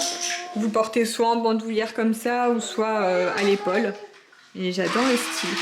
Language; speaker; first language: French; native; French